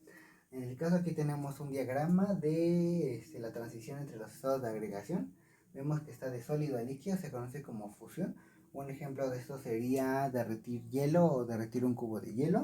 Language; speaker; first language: Spanish; native; Spanish